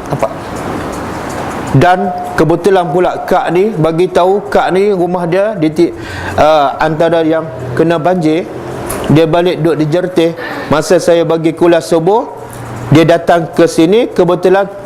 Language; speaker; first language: Malay; native; Malay